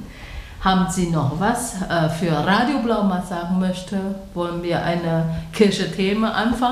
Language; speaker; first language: German; non-native, learner; Chinese